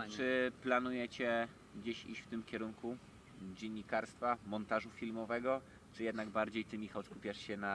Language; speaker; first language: Polish; native; Polish